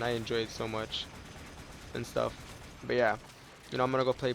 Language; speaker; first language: English; native; English